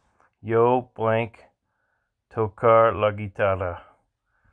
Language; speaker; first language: Spanish; non-native, learner; English